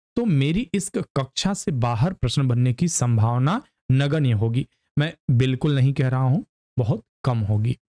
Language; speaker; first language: Hindi; native; Hindi